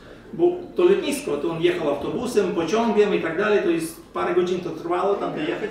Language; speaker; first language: Polish; non-native, fluent; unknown